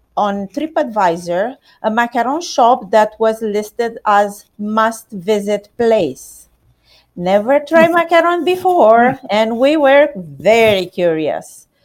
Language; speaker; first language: English; non-native, learner; Romanian